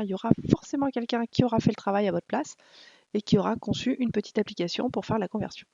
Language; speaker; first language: French; native; French